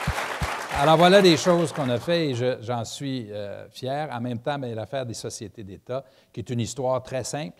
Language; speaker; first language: French; native; French